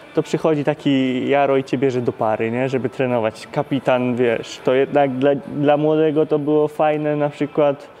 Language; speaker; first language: Polish; native; Polish